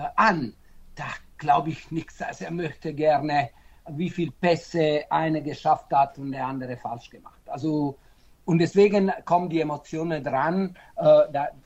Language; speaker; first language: German; non-native, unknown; Italian